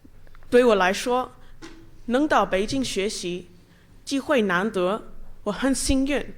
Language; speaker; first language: Chinese; non-native, fluent; English